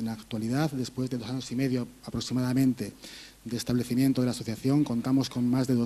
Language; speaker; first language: Spanish; native; Spanish